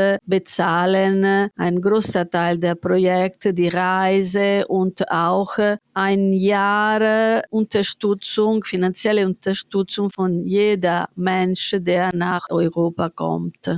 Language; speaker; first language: German; non-native, fluent; Italian